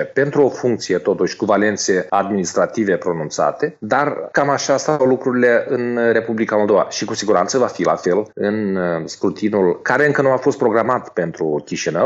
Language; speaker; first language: Romanian; native; Romanian